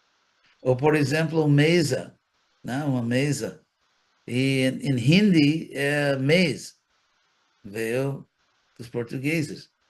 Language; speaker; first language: Portuguese; non-native, fluent; English